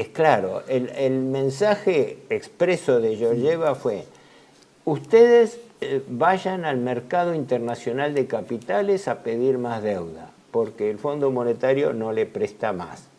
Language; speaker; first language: Spanish; native; Spanish